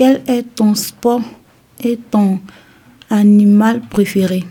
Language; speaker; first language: French; non-native, learner; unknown